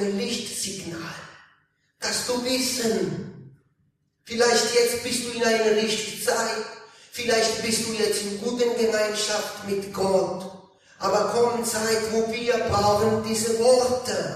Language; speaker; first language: German; non-native, learner; Italian